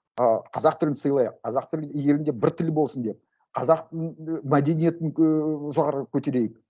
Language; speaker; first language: Kazakh; non-native, local second language; Russian